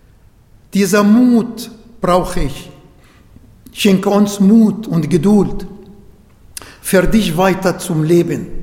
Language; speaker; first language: German; non-native, learner; Arabic